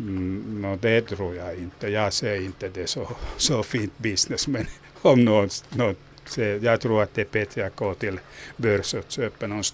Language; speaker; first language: Swedish; non-native, local second language; Finnish